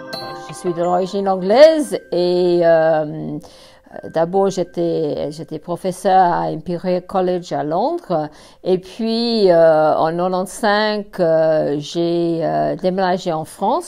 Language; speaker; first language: French; non-native, fluent; English